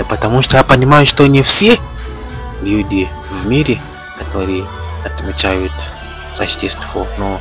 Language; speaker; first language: Russian; non-native, learner; Bemba